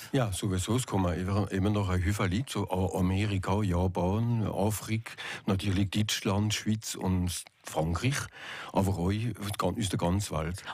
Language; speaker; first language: German; non-native, local second language; French